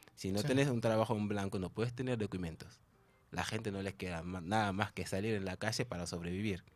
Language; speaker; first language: Spanish; non-native, fluent; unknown